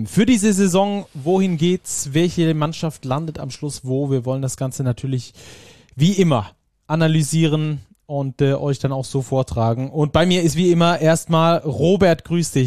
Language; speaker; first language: German; native; German